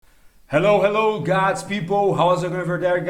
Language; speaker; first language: English; non-native, learner; Portuguese